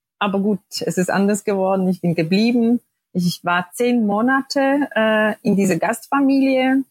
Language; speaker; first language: German; non-native, fluent; Polish